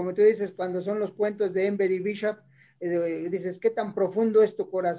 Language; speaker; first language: Spanish; native; Spanish